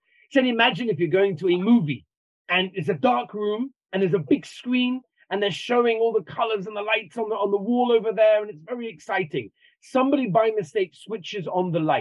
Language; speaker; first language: English; native; English